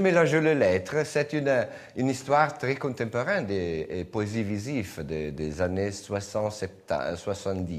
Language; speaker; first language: French; non-native, learner; Italian